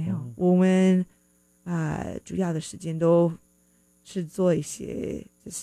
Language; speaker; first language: Chinese; non-native, fluent; English